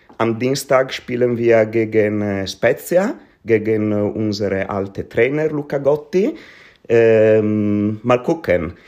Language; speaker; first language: German; non-native, fluent; Italian